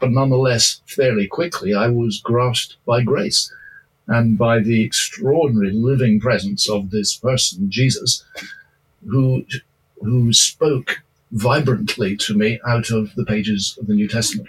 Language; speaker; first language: English; native; English